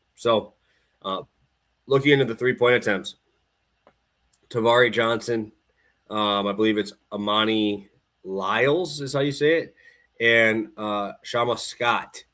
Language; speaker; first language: English; native; English